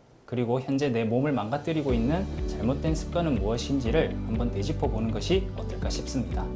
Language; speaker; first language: Korean; native; Korean